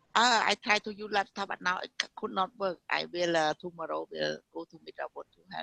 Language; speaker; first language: English; non-native, learner; Vietnamese